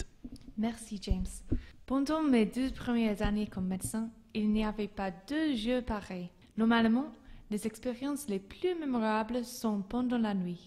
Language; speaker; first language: French; non-native, learner; English